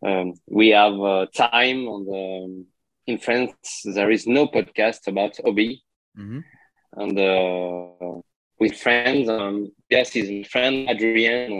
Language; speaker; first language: English; non-native, learner; French